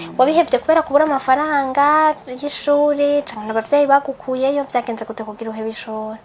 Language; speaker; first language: Rundi; native; Rundi